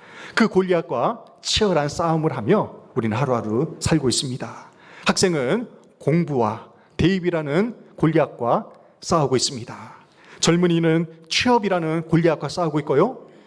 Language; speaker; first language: Korean; native; Korean